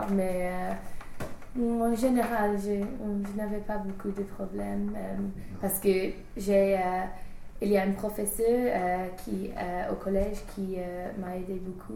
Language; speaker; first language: French; non-native, fluent; English